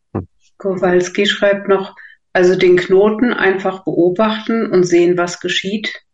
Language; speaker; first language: German; native; German